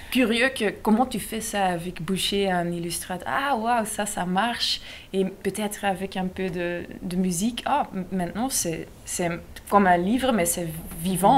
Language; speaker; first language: French; non-native, local second language; Dutch